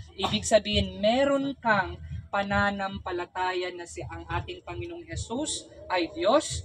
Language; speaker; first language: Filipino; non-native, local second language; Iloko